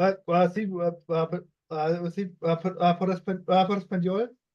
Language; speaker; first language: Spanish; non-native, learner; German